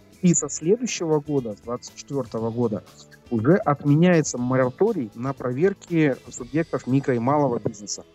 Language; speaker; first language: Russian; native; Russian